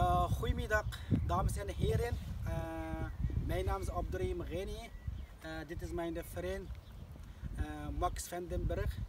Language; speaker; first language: Dutch; non-native, learner; Uyghur